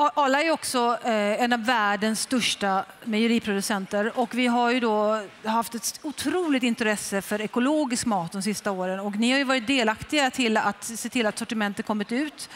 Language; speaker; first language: Swedish; native; Swedish